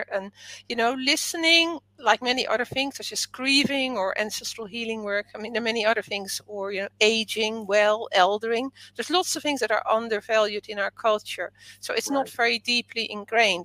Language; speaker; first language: English; non-native, fluent; Dutch